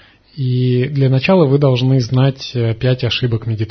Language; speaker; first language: Russian; native; Russian